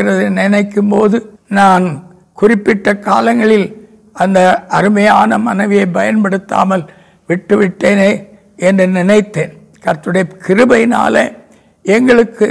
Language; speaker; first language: Tamil; native; Tamil